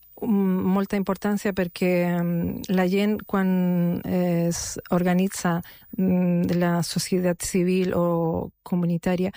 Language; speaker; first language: Catalan; non-native, local second language; Spanish